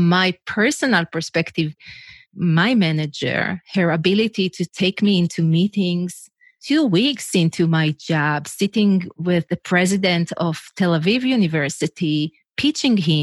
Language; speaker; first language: English; non-native, fluent; Hebrew